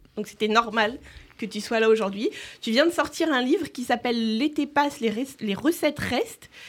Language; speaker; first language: French; native; French